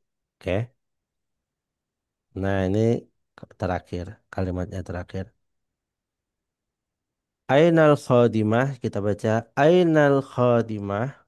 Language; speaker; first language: Indonesian; non-native, fluent; Banjar